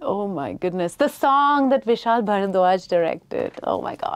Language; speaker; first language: Hindi; non-native, fluent; English